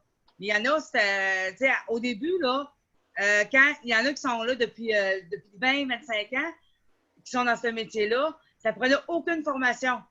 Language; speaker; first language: French; native; French